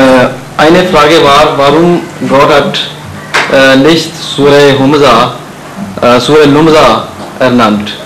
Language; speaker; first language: German; non-native, fluent; Urdu